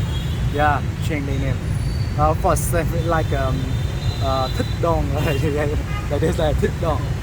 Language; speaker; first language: English; non-native, learner; Vietnamese